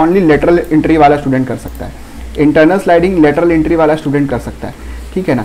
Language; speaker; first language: Hindi; native; Hindi